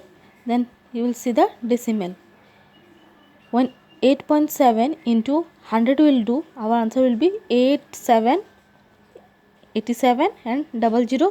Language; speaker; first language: English; non-native, local second language; Assamese